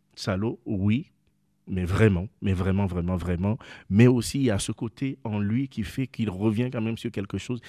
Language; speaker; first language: French; non-native, local second language; Ewe